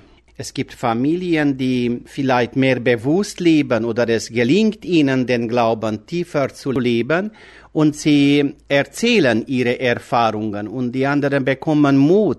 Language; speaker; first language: German; non-native, fluent; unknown